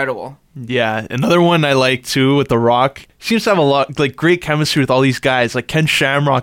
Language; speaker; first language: English; native; English